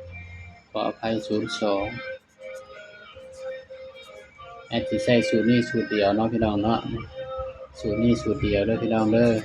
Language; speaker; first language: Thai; non-native, local second language; Lao